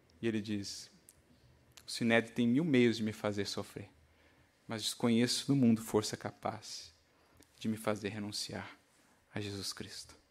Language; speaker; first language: Portuguese; native; Portuguese